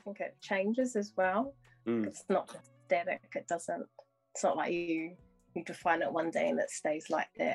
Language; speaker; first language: English; native; English